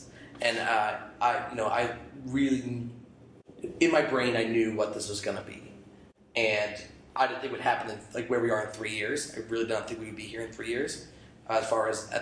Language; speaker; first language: English; native; English